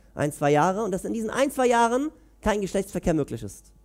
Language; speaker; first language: German; native; German